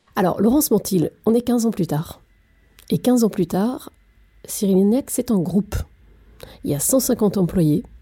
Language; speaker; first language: French; native; French